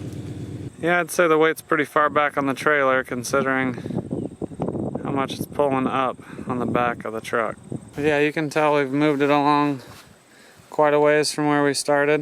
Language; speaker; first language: English; native; English